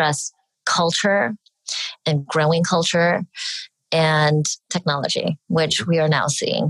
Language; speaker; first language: English; native; English